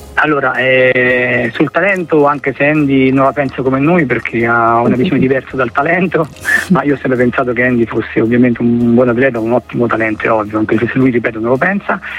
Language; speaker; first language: Italian; native; Italian